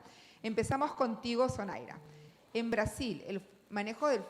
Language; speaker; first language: Spanish; native; Spanish